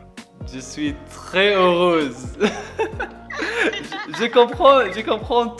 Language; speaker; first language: French; non-native, learner; English